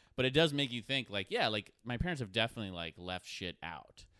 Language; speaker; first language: English; native; English